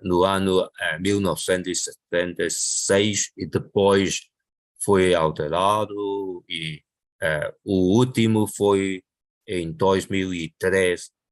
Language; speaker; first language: Portuguese; non-native, local second language; Chinese